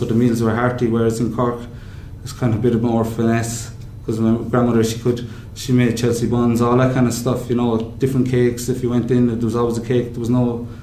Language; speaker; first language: English; native; English